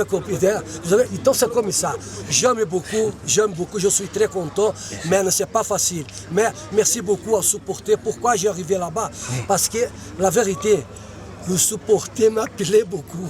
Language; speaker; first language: French; non-native, fluent; Portuguese